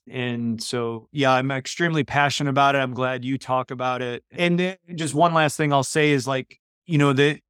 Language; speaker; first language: English; early bilingual, other home language; Polish